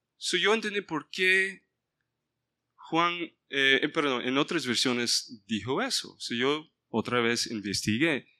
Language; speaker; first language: Spanish; early bilingual, heritage; Spanish